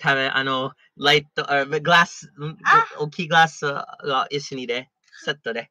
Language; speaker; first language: Japanese; non-native, learner; English